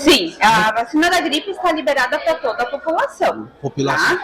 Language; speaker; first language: Portuguese; native; Portuguese